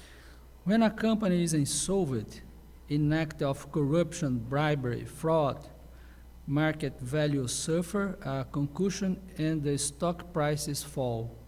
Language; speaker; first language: English; non-native, learner; Portuguese